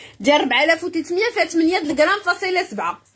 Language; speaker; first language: Arabic; native; Arabic